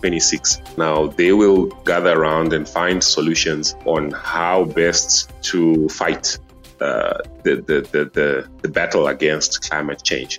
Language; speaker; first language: English; non-native, local second language; Nyanja